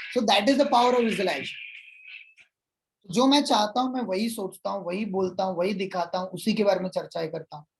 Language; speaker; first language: Hindi; native; Hindi